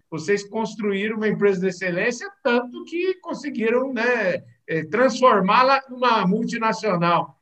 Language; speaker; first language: Portuguese; native; Portuguese